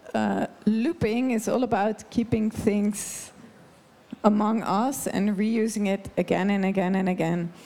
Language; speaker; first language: English; non-native, fluent; Dutch